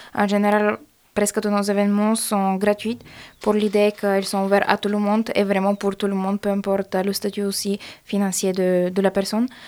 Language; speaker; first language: French; non-native, fluent; Bulgarian